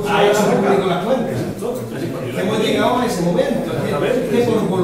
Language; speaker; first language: Spanish; native; Spanish